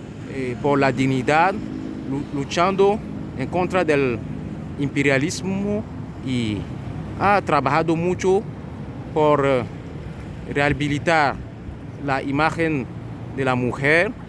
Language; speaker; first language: Spanish; non-native, fluent; French